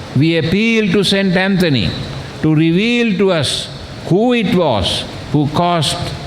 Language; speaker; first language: English; non-native, local second language; Sinhala